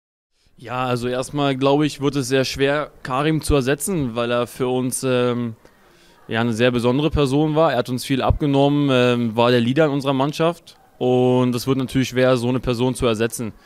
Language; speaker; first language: German; native; German